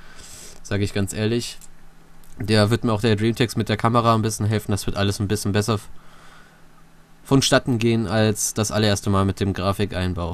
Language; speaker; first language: German; native; German